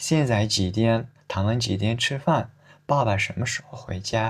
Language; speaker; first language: Chinese; non-native, fluent; Uzbek